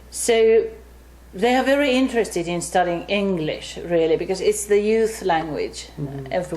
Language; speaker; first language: English; non-native, fluent; Finnish